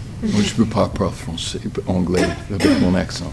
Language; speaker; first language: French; non-native, learner; English